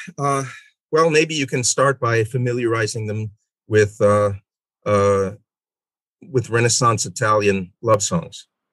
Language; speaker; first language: English; native; English